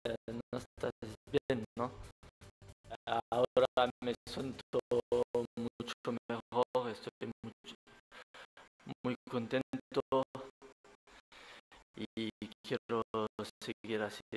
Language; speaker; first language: Spanish; non-native, learner; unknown